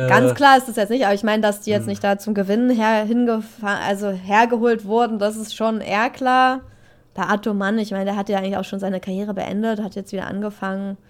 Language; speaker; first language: German; native; German